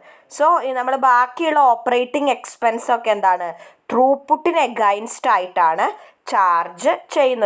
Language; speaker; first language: Malayalam; native; Malayalam